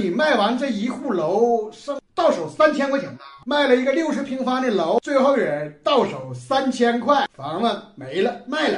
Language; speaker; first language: Chinese; native; Chinese